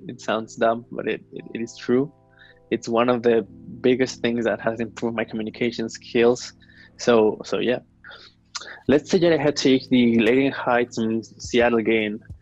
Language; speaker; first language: English; non-native, fluent; Spanish